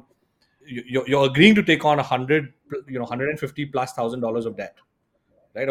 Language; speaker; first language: English; non-native, local second language; Hindi